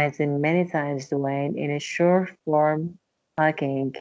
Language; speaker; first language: English; non-native, learner; Persian